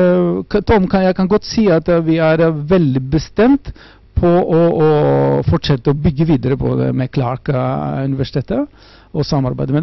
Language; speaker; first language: Norwegian; non-native, fluent; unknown